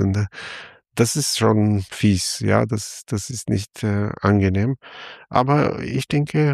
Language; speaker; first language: German; non-native, fluent; Armenian